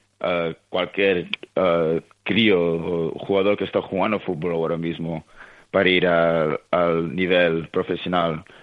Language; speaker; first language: Spanish; early bilingual, heritage; Spanish